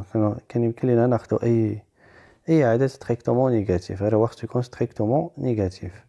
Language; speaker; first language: French; non-native, local second language; Arabic